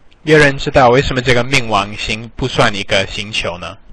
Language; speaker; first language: Chinese; non-native, fluent; English